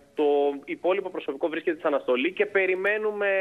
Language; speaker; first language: Greek; native; Greek